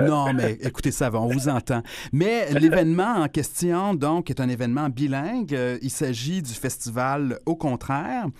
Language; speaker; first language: French; native; French